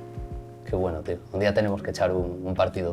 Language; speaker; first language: Spanish; native; Spanish